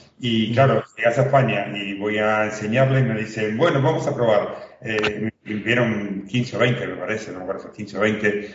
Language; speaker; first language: Spanish; native; Spanish